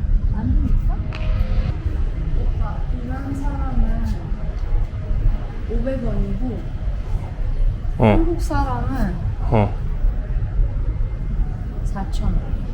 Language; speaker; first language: Korean; non-native, fluent; Persian